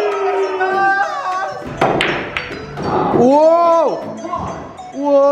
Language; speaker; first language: Japanese; non-native, fluent; Indonesian